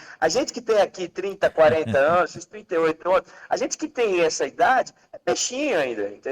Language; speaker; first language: Portuguese; native; Portuguese